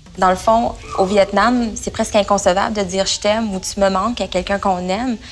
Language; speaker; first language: French; native; French